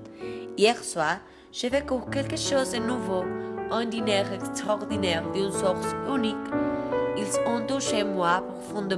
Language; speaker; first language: French; non-native, learner; Spanish